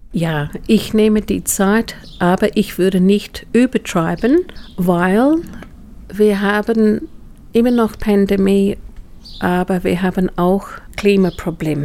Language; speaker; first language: German; non-native, fluent; English